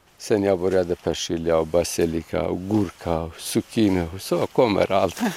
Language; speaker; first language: Swedish; non-native, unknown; Kurdish